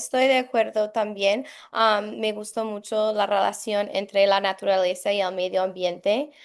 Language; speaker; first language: Spanish; non-native, fluent; English